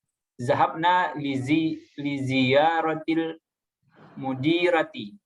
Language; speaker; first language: Arabic; non-native, learner; Indonesian